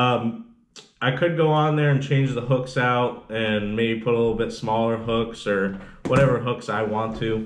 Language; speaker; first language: English; native; English